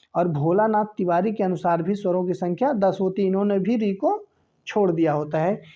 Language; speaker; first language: Hindi; native; Hindi